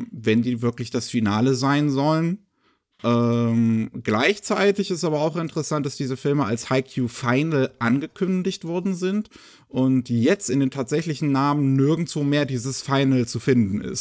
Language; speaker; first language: German; native; German